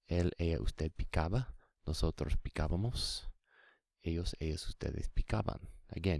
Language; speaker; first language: Spanish; non-native, fluent; English